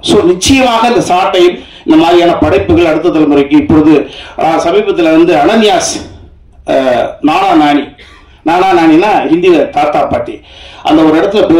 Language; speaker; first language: Tamil; native; Tamil